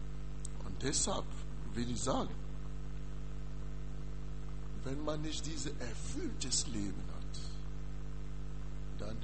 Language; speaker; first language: German; non-native, learner; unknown